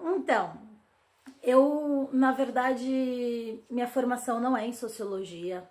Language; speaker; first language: Portuguese; native; Portuguese